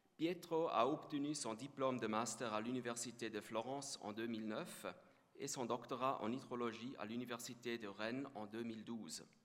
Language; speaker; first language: French; native; French